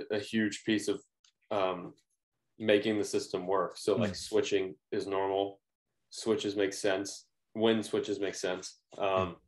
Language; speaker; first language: English; native; English